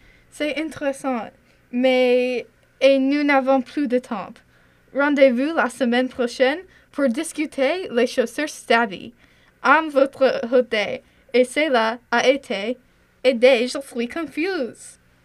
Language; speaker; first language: French; non-native, learner; English